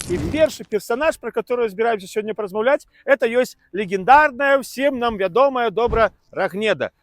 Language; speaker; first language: Belarusian; native; Belarusian